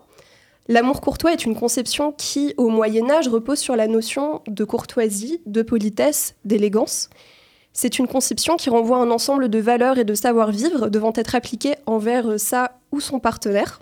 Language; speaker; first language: French; native; French